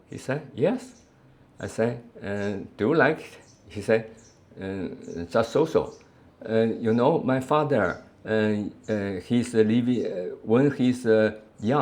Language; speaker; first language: English; non-native, learner; Chinese